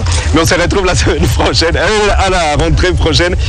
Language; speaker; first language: French; native; French